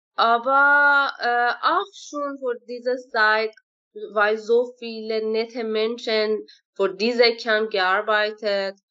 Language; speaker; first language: German; non-native, learner; Persian